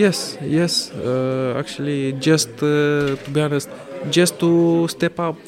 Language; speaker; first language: English; non-native, fluent; Romanian